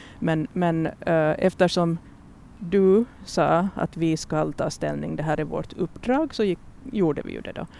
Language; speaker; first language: Swedish; native; Swedish